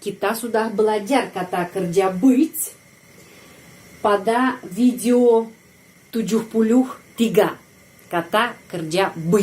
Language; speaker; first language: Indonesian; non-native, fluent; Russian